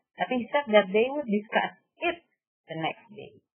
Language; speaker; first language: English; non-native, fluent; Indonesian